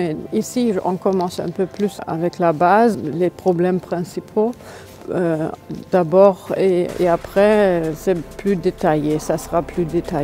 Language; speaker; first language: French; non-native, fluent; German